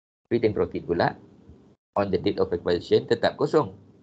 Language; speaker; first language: English; non-native, local second language; Malay